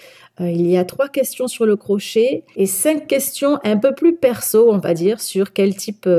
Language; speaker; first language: French; native; French